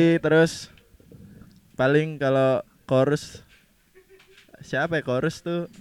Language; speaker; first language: Indonesian; native; Indonesian